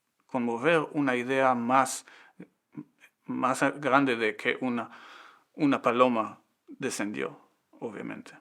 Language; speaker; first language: Spanish; non-native, fluent; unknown